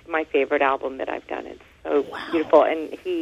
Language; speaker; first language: English; native; English